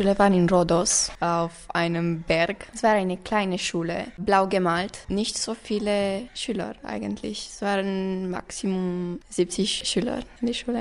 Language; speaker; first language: German; non-native, local second language; Romanian